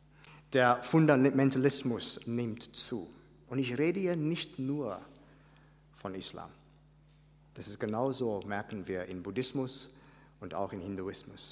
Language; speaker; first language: German; non-native, fluent; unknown